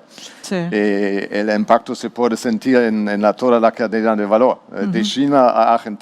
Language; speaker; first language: Spanish; non-native, learner; German